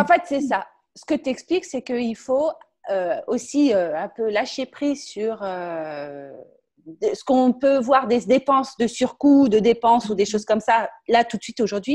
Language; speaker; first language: French; native; French